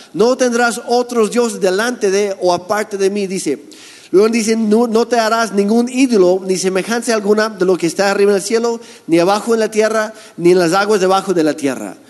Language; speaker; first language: Spanish; non-native, fluent; English